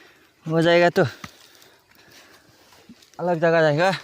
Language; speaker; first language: Hindi; non-native, local second language; Bodo